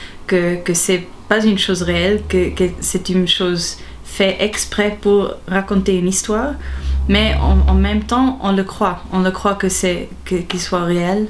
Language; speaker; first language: French; non-native, local second language; German